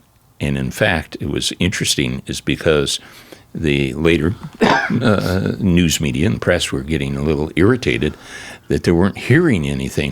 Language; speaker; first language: English; native; English